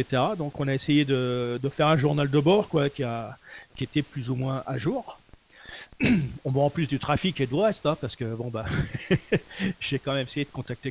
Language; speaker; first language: French; native; French